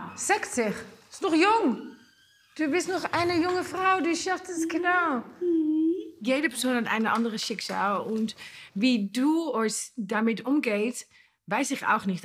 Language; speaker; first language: German; non-native, fluent; Spanish